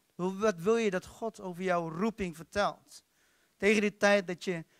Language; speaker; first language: Dutch; non-native, fluent; Filipino